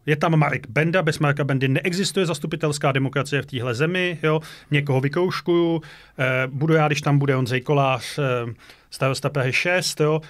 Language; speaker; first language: Czech; native; Czech